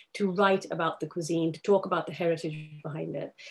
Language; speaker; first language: English; non-native, local second language; Urdu